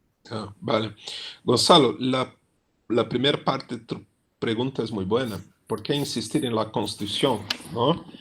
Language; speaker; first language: Spanish; non-native, fluent; Portuguese